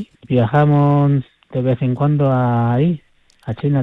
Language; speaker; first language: Spanish; non-native, fluent; Chinese